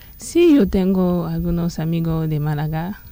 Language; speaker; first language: Spanish; non-native, learner; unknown